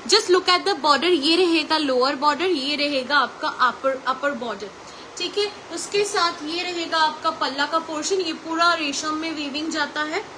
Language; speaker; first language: Hindi; non-native, local second language; Bangla